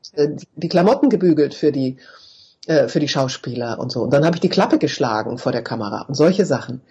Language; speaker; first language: German; native; German